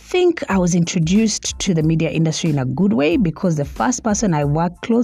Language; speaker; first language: English; non-native, local second language; Swahili